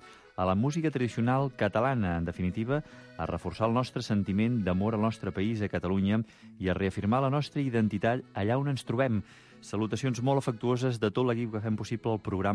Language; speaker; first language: Catalan; native; Catalan